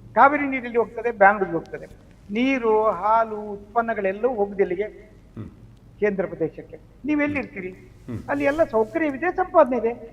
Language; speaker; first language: Kannada; native; Kannada